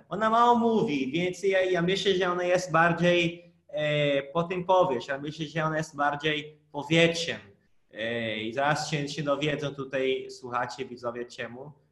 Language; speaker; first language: Polish; non-native, fluent; Portuguese